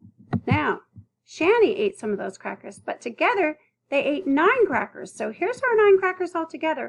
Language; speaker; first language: English; native; English